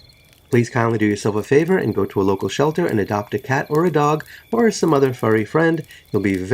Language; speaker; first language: English; native; English